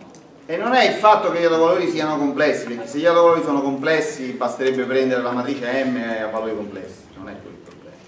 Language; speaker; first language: Italian; native; Italian